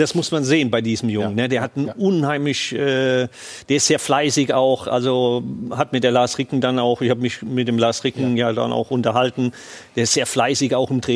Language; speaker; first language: German; native; German